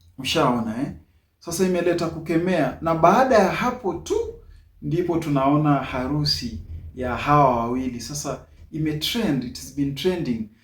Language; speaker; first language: Swahili; non-native, local second language; Somali